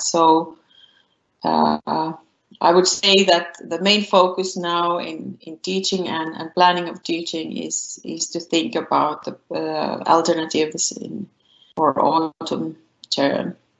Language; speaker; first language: English; non-native, fluent; Finnish